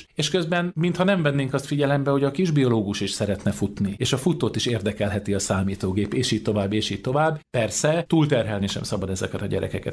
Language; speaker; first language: Hungarian; native; Hungarian